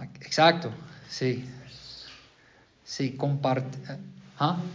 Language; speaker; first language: Spanish; non-native, fluent; English